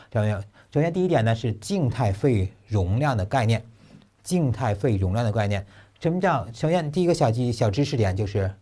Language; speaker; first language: Chinese; native; Chinese